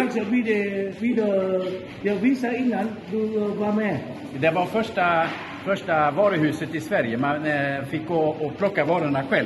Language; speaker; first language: Swedish; non-native, learner; Vietnamese